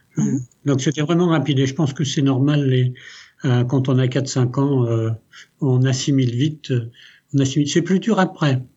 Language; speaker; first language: French; early bilingual, other home language; Italian